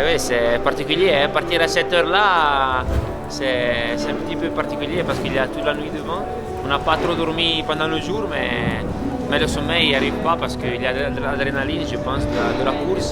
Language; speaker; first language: French; non-native, local second language; Italian